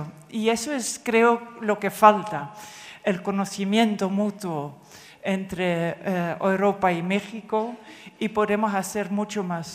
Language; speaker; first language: Spanish; non-native, fluent; Dutch